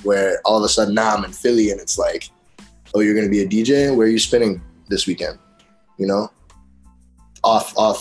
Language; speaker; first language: English; native; English